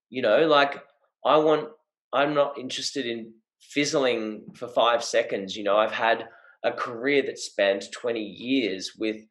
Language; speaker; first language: English; native; English